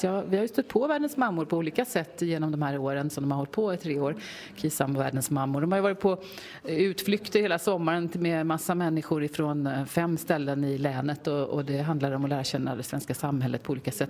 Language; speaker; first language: Swedish; native; Swedish